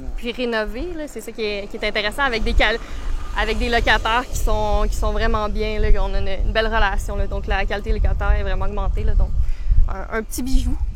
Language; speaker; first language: French; native; French